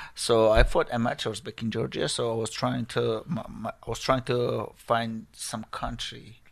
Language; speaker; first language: English; non-native, learner; Georgian